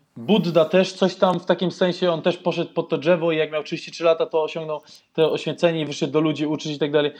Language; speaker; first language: Polish; early bilingual, heritage; Polish